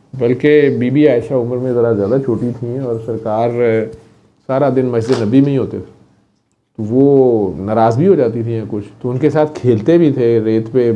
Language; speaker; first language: Urdu; non-native, local second language; Punjabi